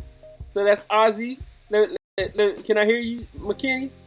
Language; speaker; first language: English; native; English